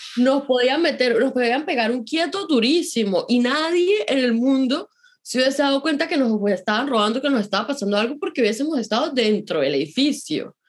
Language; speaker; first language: Spanish; native; Spanish